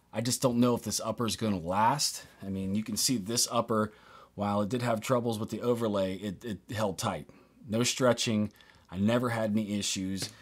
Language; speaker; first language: English; native; English